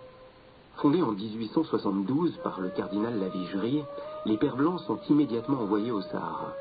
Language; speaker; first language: French; native; French